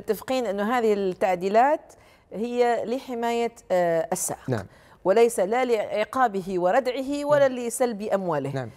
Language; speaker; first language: Arabic; native; Arabic